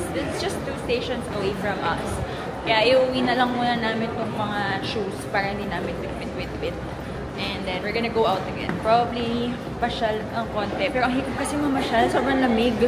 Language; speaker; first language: Filipino; native; Filipino